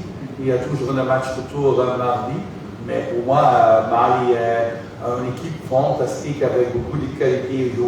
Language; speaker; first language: French; non-native, fluent; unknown